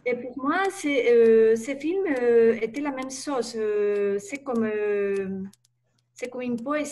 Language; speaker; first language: French; non-native, learner; Spanish